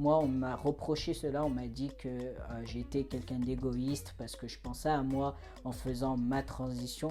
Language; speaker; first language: French; native; French